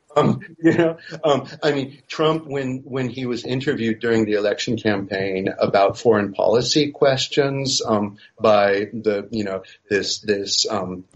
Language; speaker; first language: English; native; English